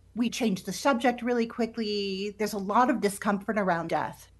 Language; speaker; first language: English; native; English